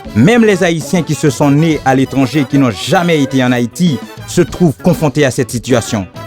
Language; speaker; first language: French; non-native, local second language; Haitian Creole